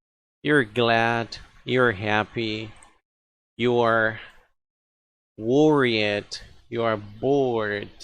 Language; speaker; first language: English; non-native, fluent; Spanish